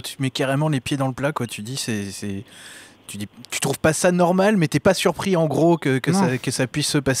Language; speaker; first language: French; native; French